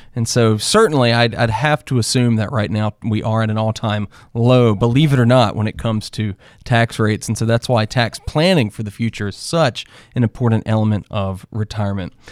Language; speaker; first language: English; native; English